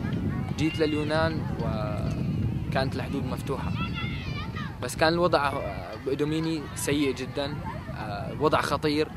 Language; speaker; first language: Arabic; native; Arabic